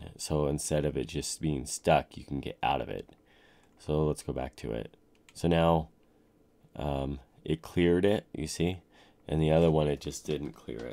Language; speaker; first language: English; native; English